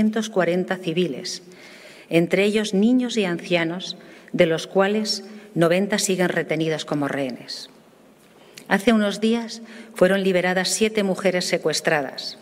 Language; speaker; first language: Spanish; native; Spanish